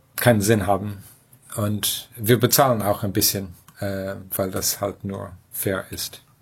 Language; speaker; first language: German; non-native, fluent; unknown